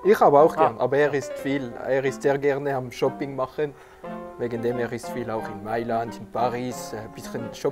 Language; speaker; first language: German; non-native, local second language; French